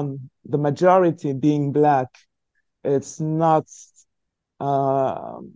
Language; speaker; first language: English; non-native, local second language; French